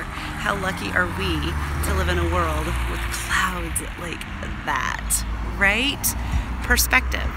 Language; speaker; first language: English; native; English